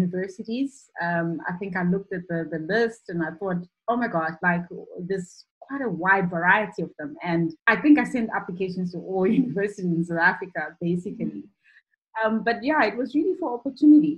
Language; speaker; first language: English; non-native, local second language; Shona